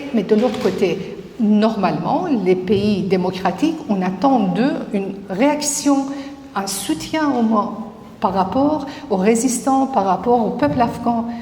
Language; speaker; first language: French; non-native, fluent; Persian